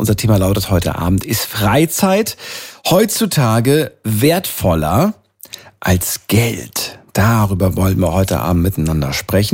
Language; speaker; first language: German; native; German